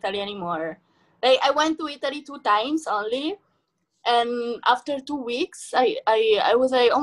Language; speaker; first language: English; non-native, fluent; Italian